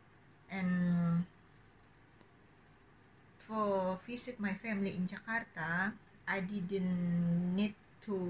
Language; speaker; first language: English; non-native, learner; Indonesian